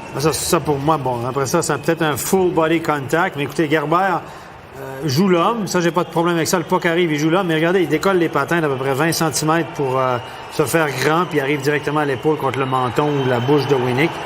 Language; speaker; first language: French; native; French